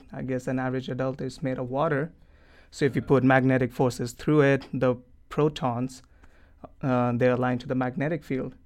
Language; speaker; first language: English; non-native, local second language; Hindi